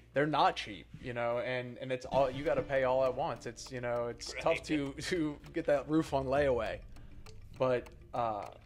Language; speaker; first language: English; native; English